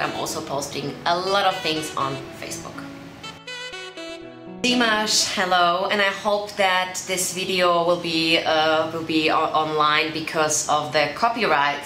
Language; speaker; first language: English; non-native, fluent; German